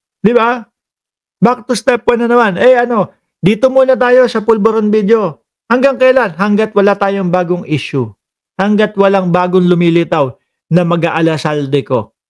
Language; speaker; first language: Filipino; non-native, local second language; Cebuano